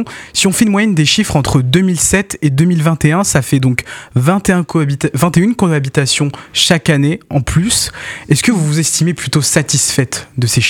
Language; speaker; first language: French; native; French